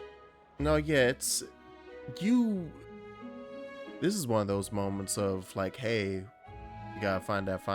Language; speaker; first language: English; native; English